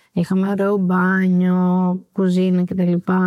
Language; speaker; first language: Greek; early bilingual, other home language; Albanian